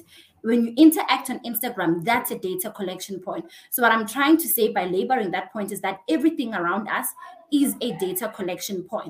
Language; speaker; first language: English; non-native, local second language; Xhosa